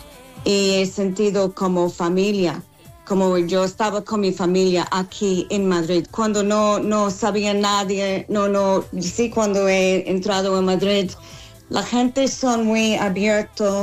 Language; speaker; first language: Spanish; non-native, fluent; English